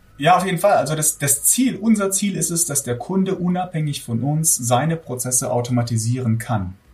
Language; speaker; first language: German; early bilingual, other home language; Armenian